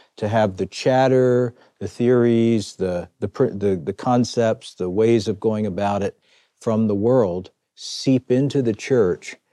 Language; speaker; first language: English; native; English